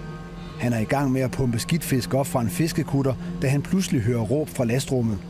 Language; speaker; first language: Danish; native; Danish